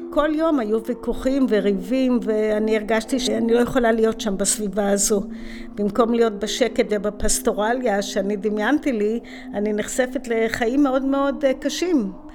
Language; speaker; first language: Hebrew; native; Hebrew